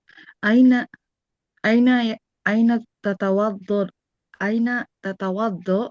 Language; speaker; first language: Arabic; non-native, learner; Indonesian